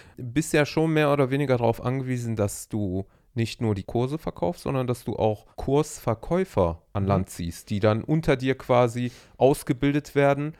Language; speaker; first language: German; native; German